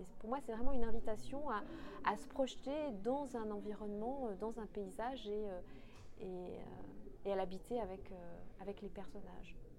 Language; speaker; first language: French; non-native, local second language; Kinyarwanda